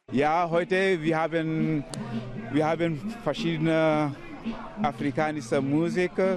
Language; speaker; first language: German; non-native, learner; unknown